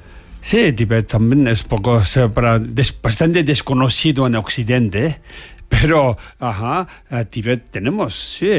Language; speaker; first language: Spanish; non-native, learner; Tibetan